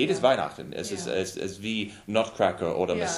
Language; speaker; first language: German; non-native, learner; English